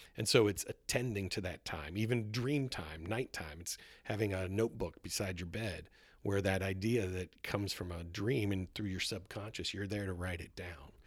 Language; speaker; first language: English; native; English